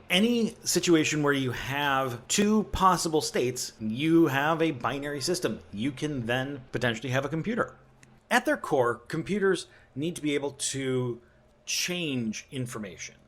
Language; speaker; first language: English; native; English